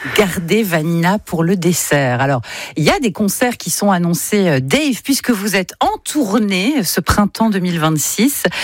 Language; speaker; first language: French; native; French